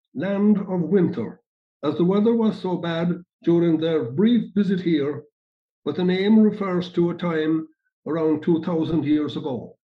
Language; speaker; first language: English; native; English